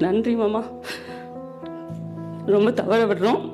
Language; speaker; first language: Tamil; native; Tamil